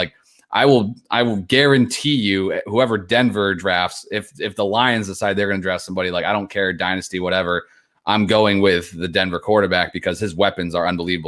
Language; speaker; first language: English; native; English